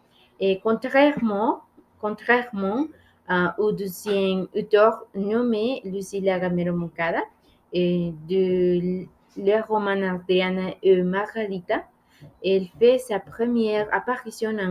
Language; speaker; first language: French; non-native, learner; Spanish